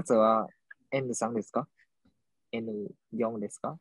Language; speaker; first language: Japanese; non-native, learner; Vietnamese